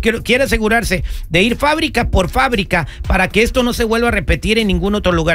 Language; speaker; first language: Spanish; native; Spanish